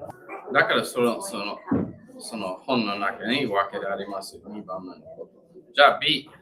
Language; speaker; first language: Japanese; non-native, learner; English